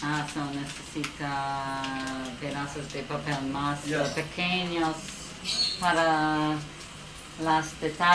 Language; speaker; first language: Spanish; non-native, learner; English